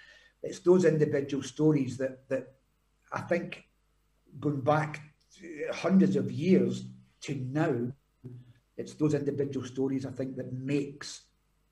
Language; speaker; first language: English; native; English